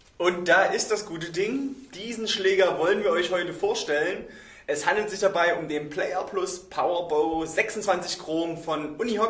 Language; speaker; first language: German; native; German